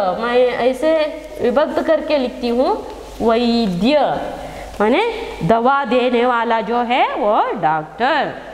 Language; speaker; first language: Hindi; non-native, local second language; Kannada